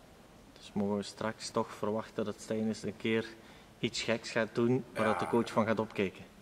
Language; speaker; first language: Dutch; native; Dutch